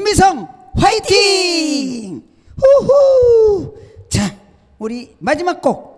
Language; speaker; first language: Korean; native; Korean